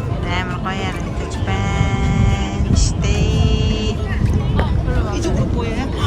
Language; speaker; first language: Korean; non-native, learner; Mongolian